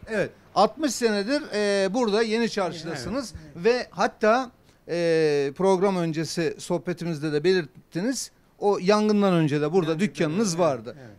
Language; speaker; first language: Turkish; native; Turkish